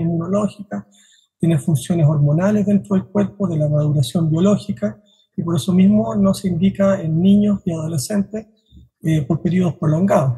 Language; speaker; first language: Spanish; native; Spanish